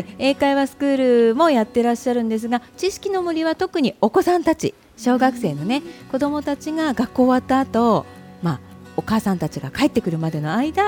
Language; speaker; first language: Japanese; native; Japanese